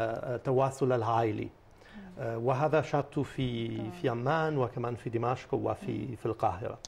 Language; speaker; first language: Arabic; non-native, fluent; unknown